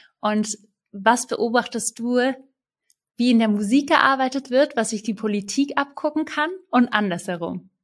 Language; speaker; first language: German; native; German